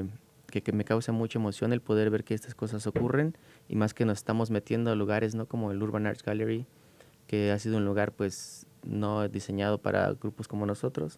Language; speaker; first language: Spanish; native; Spanish